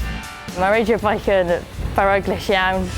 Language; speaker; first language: Welsh; non-native, local second language; English